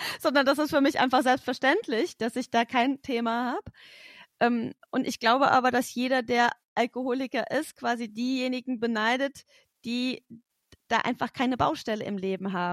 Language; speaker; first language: German; native; German